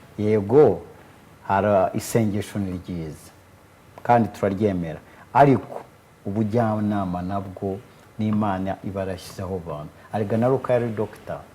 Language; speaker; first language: Kinyarwanda; early bilingual, heritage; Kinyarwanda